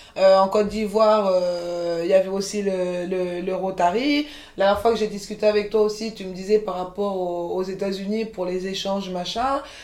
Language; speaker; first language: French; early bilingual, other home language; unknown